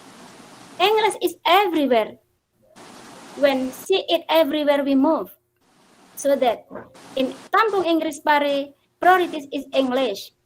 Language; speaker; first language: English; non-native, fluent; Indonesian